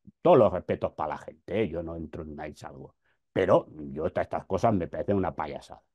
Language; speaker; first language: Spanish; native; Spanish